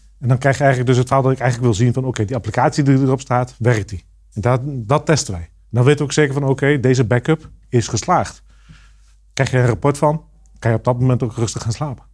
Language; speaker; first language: Dutch; native; Dutch